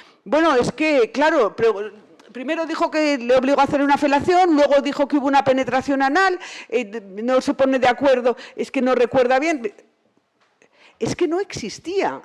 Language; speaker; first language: Spanish; native; Spanish